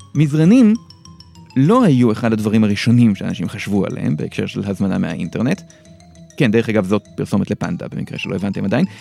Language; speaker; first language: Hebrew; native; Hebrew